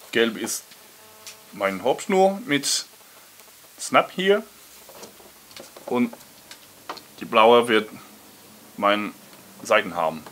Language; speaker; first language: German; non-native, learner; French